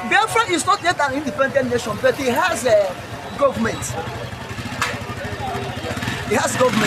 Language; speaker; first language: English; non-native, local second language; Igbo